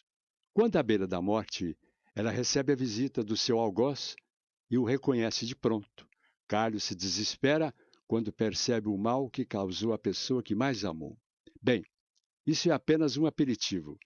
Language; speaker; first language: Portuguese; native; Portuguese